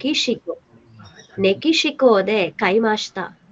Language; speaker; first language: Japanese; non-native, learner; Kannada